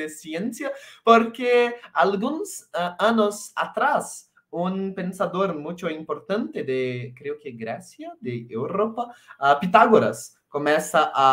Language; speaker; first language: Spanish; non-native, local second language; Portuguese